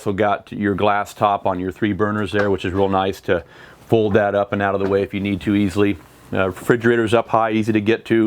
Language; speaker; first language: English; native; English